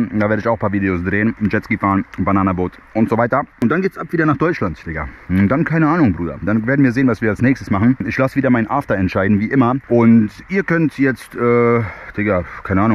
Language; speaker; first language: German; early bilingual, other home language; Bosnian